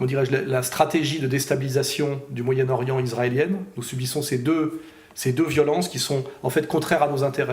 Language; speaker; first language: French; native; French